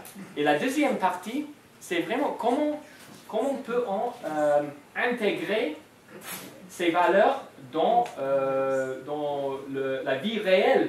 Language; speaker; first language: French; non-native, fluent; English